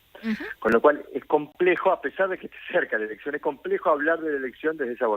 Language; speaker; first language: Spanish; native; Spanish